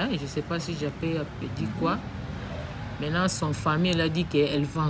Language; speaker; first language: French; non-native, learner; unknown